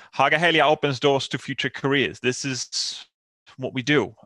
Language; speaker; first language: English; non-native, fluent; Finnish